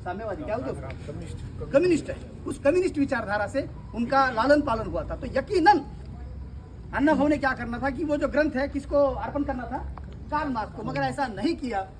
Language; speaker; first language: Hindi; non-native, local second language; Marathi